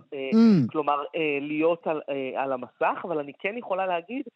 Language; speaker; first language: Hebrew; early bilingual, other home language; Arabic